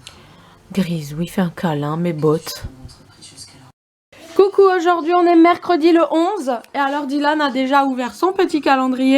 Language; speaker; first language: French; native; French